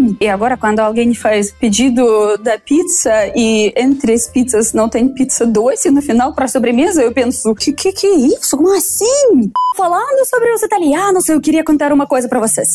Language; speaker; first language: Portuguese; non-native, fluent; Russian